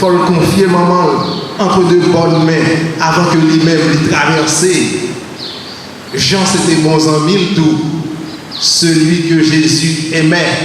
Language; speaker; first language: French; non-native, learner; Haitian Creole